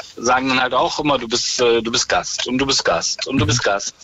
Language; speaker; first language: German; native; German